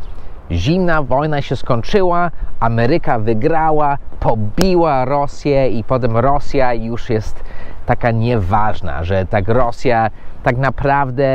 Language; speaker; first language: Polish; non-native, fluent; English